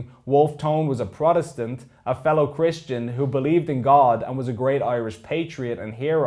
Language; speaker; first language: English; native; English